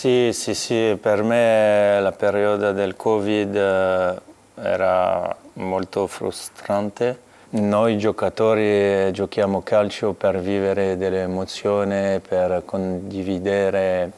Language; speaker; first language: Italian; non-native, fluent; French